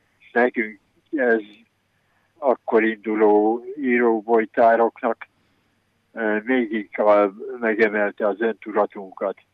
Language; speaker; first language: Hungarian; native; Hungarian